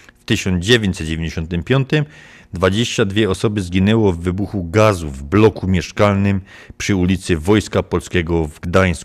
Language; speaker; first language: Polish; native; Polish